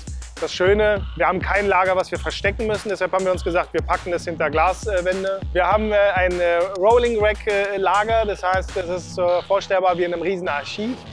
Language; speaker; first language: German; native; German